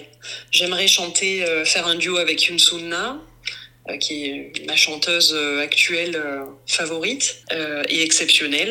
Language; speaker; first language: French; native; French